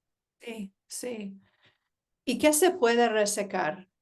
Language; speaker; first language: Spanish; early bilingual, heritage; Spanish